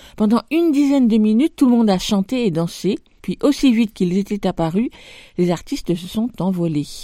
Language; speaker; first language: French; native; French